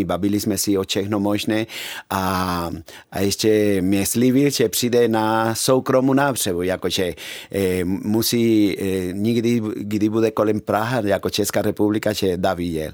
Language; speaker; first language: Czech; non-native, fluent; Spanish